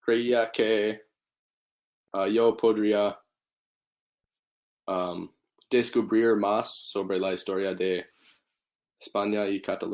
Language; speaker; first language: Spanish; non-native, learner; English